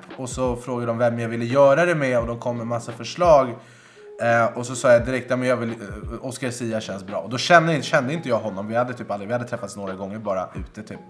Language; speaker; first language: Swedish; native; Swedish